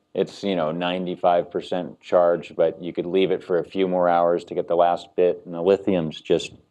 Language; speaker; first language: English; native; English